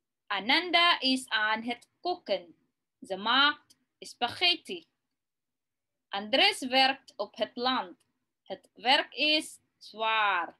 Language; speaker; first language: Dutch; non-native, learner; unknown